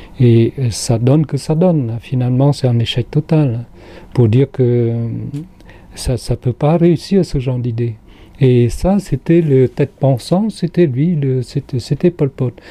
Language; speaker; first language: French; non-native, fluent; Khmer